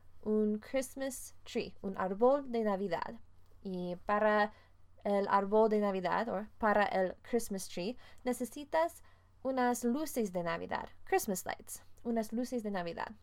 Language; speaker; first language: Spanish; non-native, fluent; English